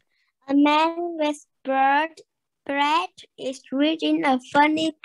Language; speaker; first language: English; non-native, learner; Vietnamese